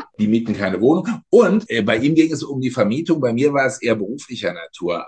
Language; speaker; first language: German; native; German